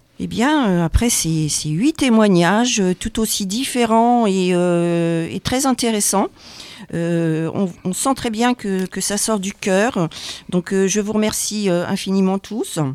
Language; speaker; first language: French; native; French